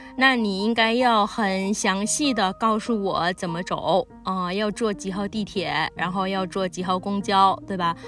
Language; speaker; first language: Chinese; native; Chinese